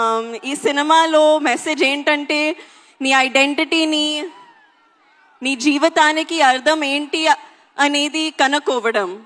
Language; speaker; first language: Telugu; non-native, learner; Hindi